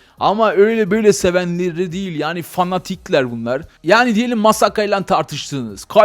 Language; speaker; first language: Turkish; early bilingual, heritage; Turkish